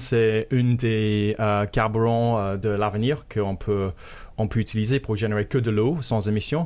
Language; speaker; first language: French; non-native, fluent; English